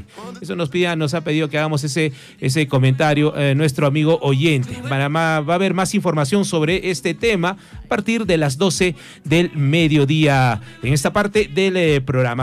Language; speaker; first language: Spanish; native; Spanish